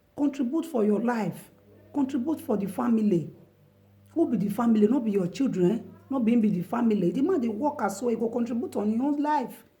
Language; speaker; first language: Nigerian Pidgin; non-native, local second language; Bini